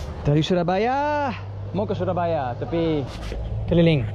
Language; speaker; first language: Indonesian; non-native, learner; English